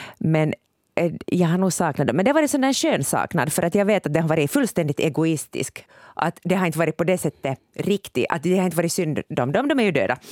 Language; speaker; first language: Swedish; native; Swedish